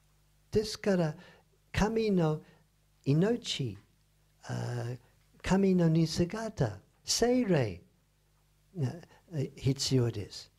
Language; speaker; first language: Japanese; non-native, fluent; English